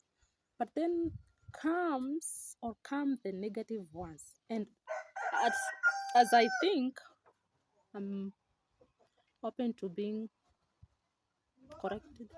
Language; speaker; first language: English; non-native, local second language; Swahili